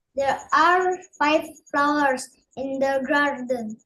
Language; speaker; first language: English; non-native, learner; Indonesian